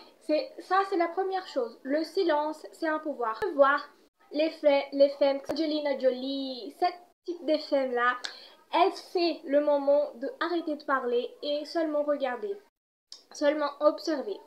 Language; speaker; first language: French; non-native, fluent; Portuguese